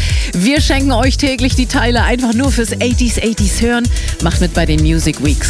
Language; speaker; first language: German; native; German